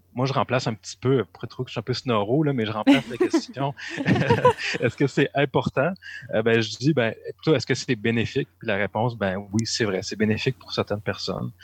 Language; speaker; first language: French; native; French